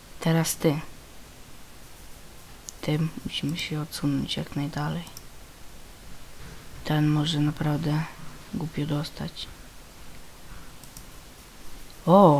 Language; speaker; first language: Polish; native; Polish